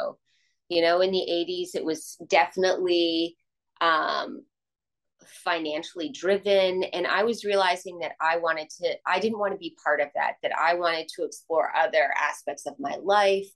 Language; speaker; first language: English; native; English